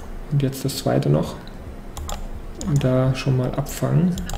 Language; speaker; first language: German; native; German